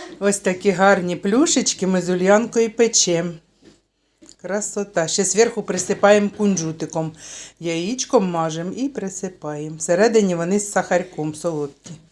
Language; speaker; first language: Ukrainian; native; Ukrainian